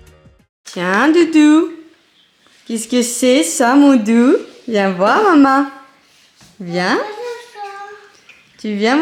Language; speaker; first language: French; native; French